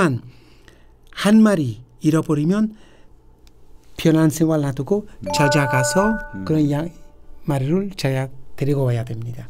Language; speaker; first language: Korean; non-native, fluent; Italian